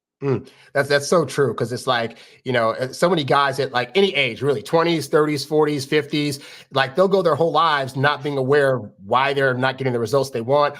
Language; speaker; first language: English; native; English